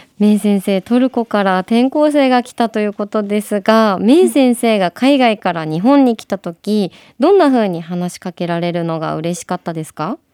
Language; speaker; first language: Japanese; native; Japanese